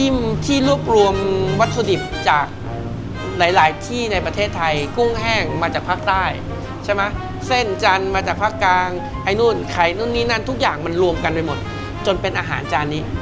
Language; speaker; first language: Thai; native; Thai